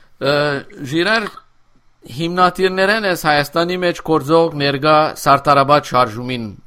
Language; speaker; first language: Armenian; early bilingual, heritage; Armenian